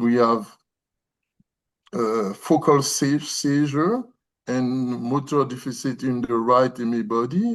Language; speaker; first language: English; non-native, learner; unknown